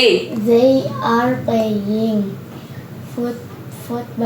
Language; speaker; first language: English; non-native, learner; Indonesian